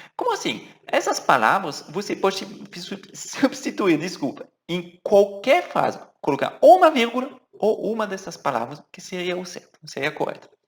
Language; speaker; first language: Portuguese; non-native, fluent; French